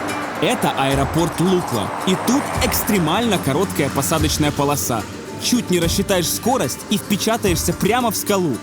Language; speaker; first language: Russian; native; Russian